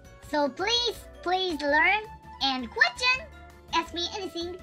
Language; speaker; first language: English; non-native, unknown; Japanese